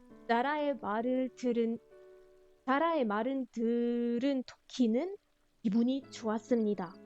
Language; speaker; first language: Korean; non-native, fluent; French